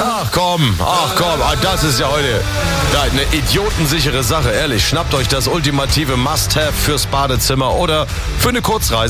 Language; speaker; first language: German; native; German